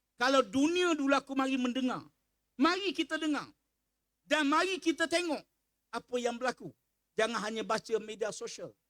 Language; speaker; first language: Malay; native; Malay